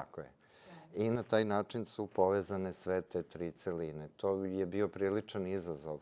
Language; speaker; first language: Serbian; native; Serbian